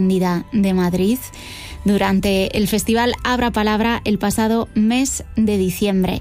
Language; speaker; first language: Spanish; native; Spanish